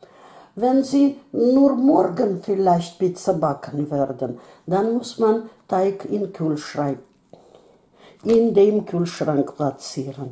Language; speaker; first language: German; non-native, fluent; Russian